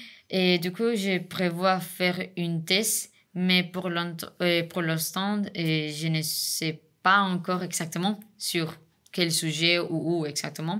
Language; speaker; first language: French; non-native, fluent; Spanish